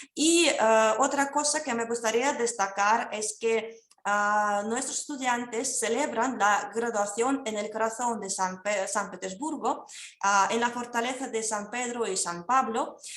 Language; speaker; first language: Spanish; non-native, fluent; Russian